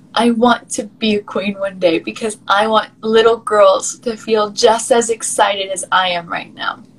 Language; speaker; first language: English; early bilingual, other home language; Spanish